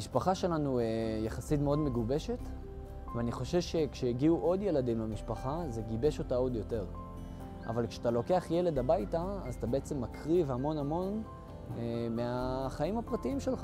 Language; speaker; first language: Hebrew; native; Hebrew